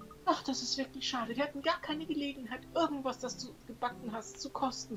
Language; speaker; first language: German; native; German